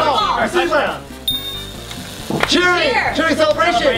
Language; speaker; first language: English; native; English